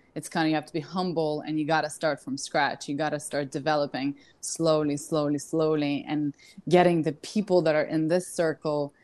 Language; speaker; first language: English; non-native, fluent; Russian